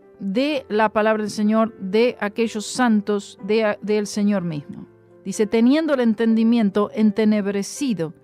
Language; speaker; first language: Spanish; native; Spanish